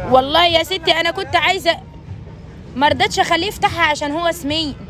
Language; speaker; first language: Arabic; native; Arabic